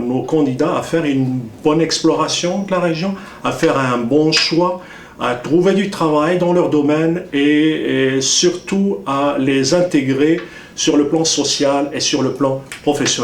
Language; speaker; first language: French; native; French